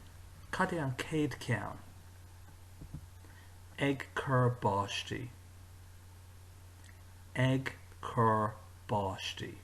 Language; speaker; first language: Irish; non-native, local second language; English